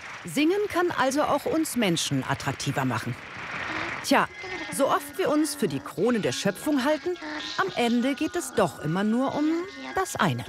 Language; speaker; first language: German; native; German